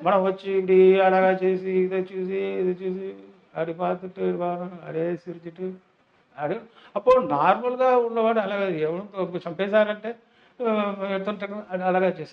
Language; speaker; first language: Telugu; non-native, learner; Tamil